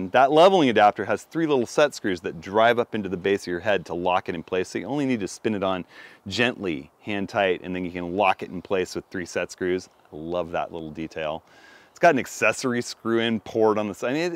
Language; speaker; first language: English; native; English